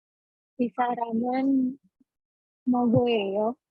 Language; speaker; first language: Korean; non-native, learner; Indonesian